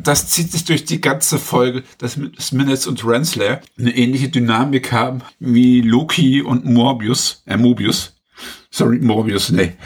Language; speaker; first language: German; native; German